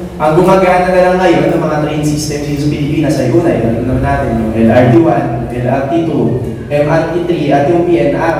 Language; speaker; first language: Filipino; non-native, local second language; Bikol